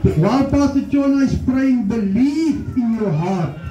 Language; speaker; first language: English; non-native, local second language; Afrikaans